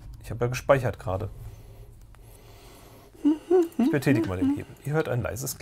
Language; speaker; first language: German; native; German